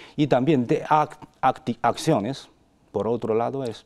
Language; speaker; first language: Spanish; non-native, fluent; Chinese